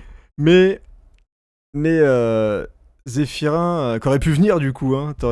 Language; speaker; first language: French; native; French